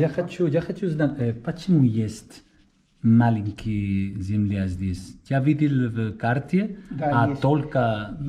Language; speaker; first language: Russian; non-native, learner; Spanish